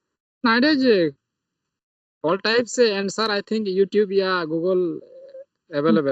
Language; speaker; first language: English; non-native, learner; Santali